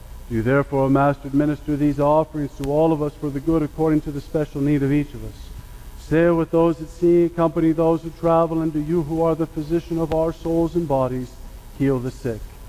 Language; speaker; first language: English; native; English